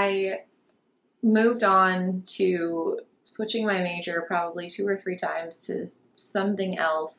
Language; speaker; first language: English; native; English